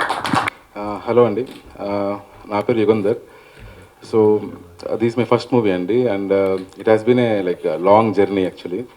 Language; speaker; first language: Telugu; native; Telugu